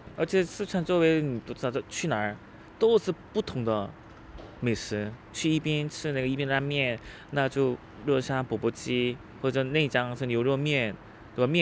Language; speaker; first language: Chinese; non-native, fluent; Korean